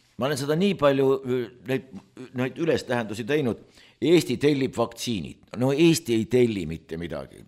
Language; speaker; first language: Estonian; native; Estonian